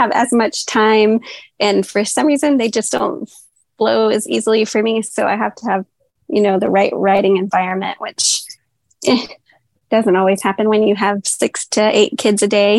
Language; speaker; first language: English; native; English